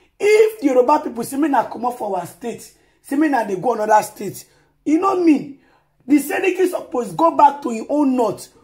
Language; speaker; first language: Nigerian Pidgin; non-native, local second language; Yoruba